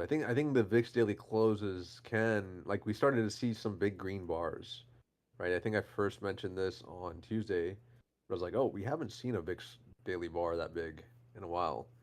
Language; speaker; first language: English; native; English